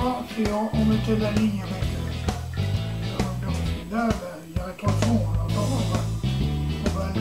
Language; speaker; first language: French; native; French